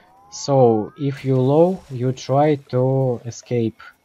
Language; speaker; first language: English; non-native, learner; Russian